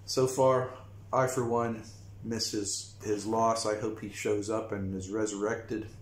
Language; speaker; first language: English; native; English